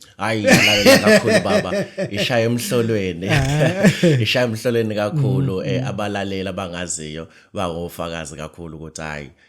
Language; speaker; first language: Zulu; native; Zulu